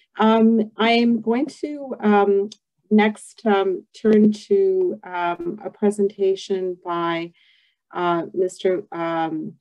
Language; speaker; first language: English; native; English